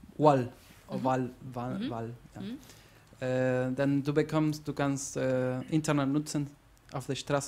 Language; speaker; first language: German; non-native, learner; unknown